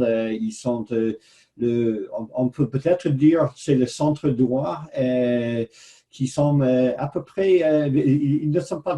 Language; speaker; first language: French; non-native, fluent; English